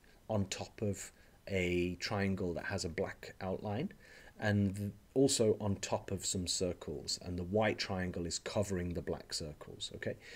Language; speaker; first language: English; native; English